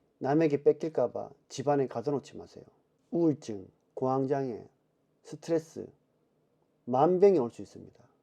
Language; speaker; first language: Korean; native; Korean